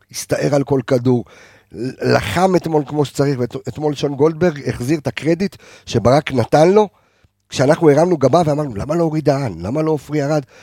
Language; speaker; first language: Hebrew; native; Hebrew